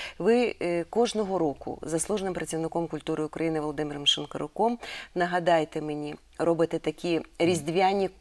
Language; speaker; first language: Ukrainian; native; Ukrainian